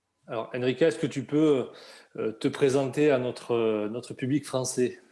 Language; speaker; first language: French; native; French